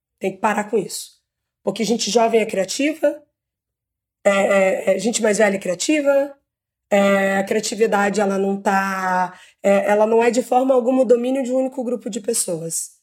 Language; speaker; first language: Portuguese; native; Portuguese